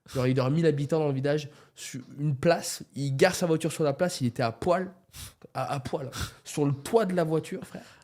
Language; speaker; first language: French; native; French